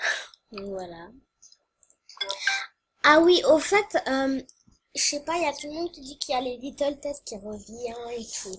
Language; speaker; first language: French; native; French